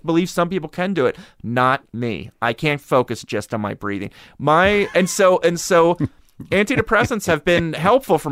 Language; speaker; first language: English; native; English